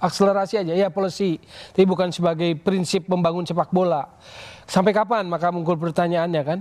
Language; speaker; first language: Indonesian; native; Indonesian